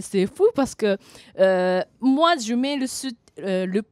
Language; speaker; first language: French; non-native, fluent; Japanese